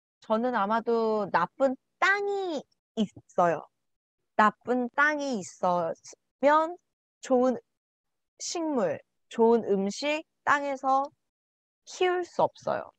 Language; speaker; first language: Korean; non-native, learner; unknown